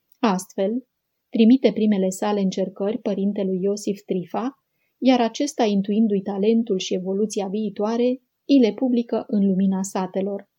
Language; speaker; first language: Romanian; native; Romanian